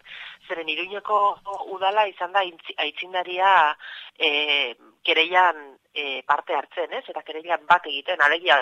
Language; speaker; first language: Basque; native; Basque